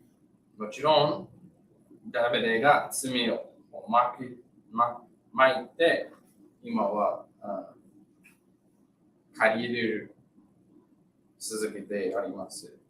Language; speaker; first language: Japanese; non-native, learner; English